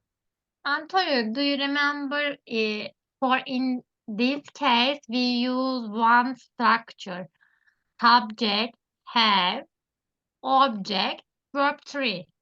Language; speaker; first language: English; non-native, learner; Turkish